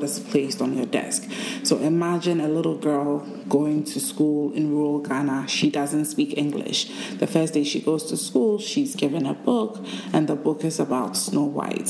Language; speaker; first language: English; non-native, local second language; Akan